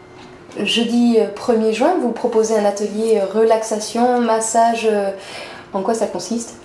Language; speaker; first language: French; native; French